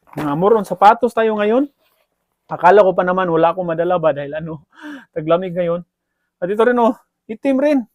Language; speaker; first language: Filipino; non-native, local second language; Cebuano